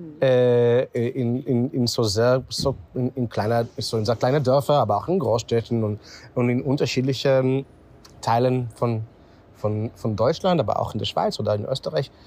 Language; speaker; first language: German; non-native, fluent; Hebrew